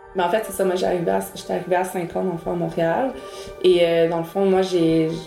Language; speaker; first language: French; early bilingual, other home language; Spanish